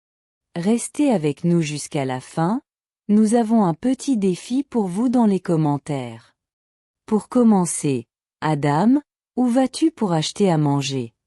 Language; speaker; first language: French; non-native, local second language; Arabic